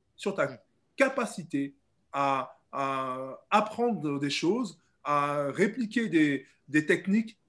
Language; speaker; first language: French; native; French